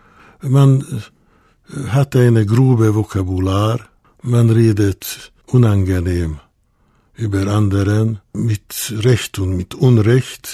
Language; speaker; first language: German; non-native, fluent; Hungarian